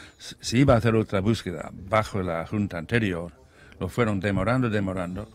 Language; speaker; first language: Spanish; non-native, fluent; English